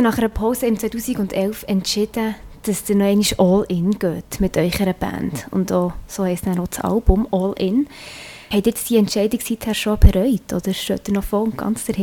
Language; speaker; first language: German; native; German